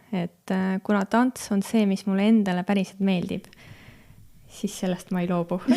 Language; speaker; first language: Estonian; native; Estonian